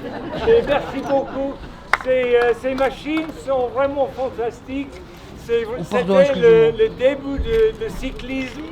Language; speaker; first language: French; non-native, learner; English